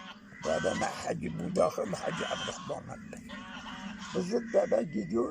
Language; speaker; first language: Turkish; non-native, local second language; Kurdish